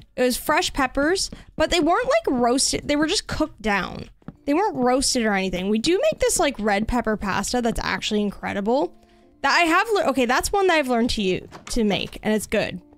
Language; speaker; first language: English; native; English